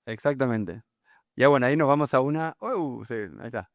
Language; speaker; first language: Spanish; native; Spanish